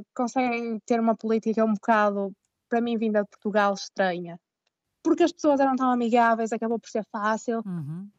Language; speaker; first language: Portuguese; native; Portuguese